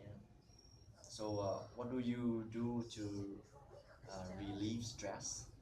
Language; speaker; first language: English; non-native, learner; Vietnamese